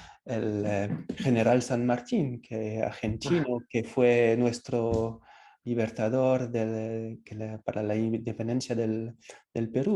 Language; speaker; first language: Spanish; non-native, fluent; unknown